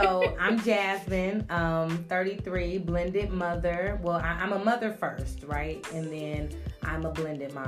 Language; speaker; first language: English; native; English